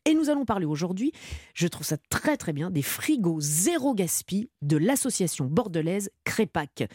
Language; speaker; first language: French; native; French